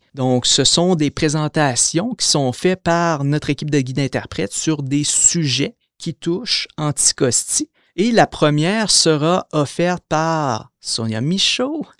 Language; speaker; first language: French; native; French